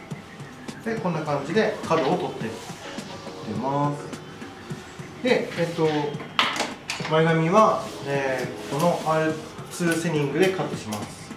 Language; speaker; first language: Japanese; native; Japanese